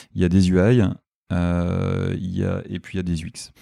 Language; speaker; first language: French; native; French